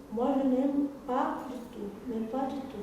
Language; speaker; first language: French; non-native, fluent; Portuguese